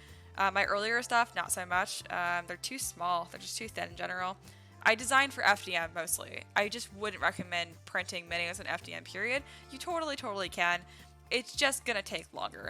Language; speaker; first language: English; native; English